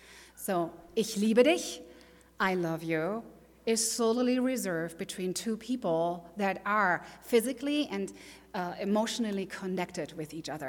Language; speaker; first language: English; non-native, fluent; German